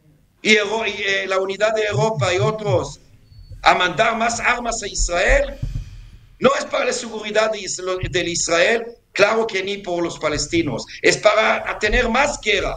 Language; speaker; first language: Spanish; non-native, fluent; Hebrew